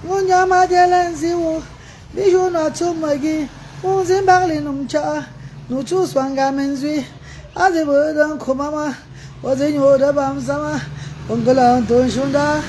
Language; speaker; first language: French; non-native, local second language; Lingala